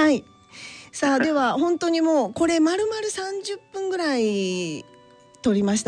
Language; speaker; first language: Japanese; native; Japanese